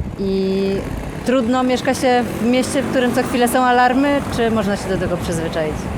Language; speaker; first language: Polish; native; Polish